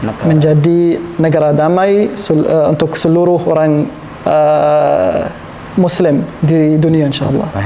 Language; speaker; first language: Indonesian; non-native, learner; Arabic